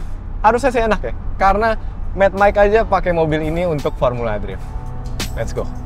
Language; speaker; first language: Indonesian; native; Indonesian